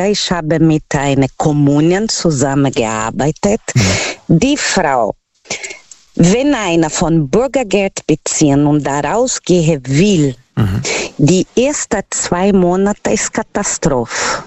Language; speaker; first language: German; non-native, learner; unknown